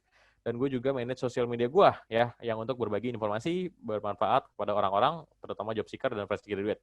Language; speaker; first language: Indonesian; native; Indonesian